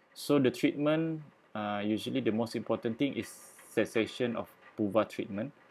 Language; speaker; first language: English; non-native, local second language; Malay